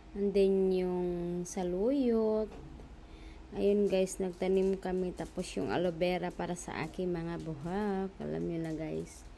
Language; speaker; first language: Filipino; non-native, local second language; Cebuano